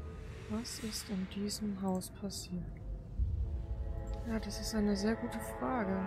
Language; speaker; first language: German; native; German